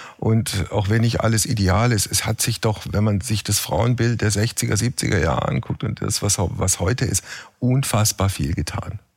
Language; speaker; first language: German; native; German